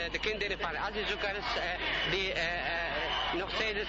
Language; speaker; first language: Dutch; non-native, fluent; Kurdish